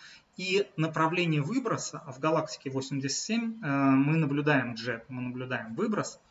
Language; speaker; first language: Russian; native; Russian